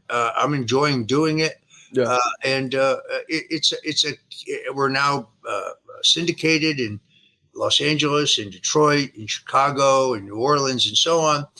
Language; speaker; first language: English; native; English